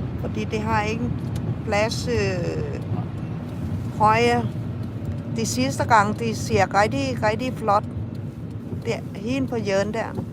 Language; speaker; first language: Danish; non-native, learner; Thai